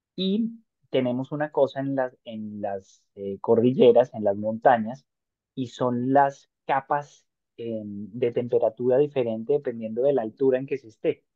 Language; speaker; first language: Spanish; native; Spanish